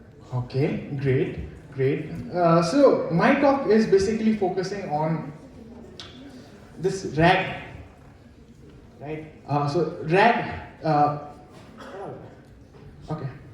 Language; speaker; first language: English; non-native, local second language; Nepali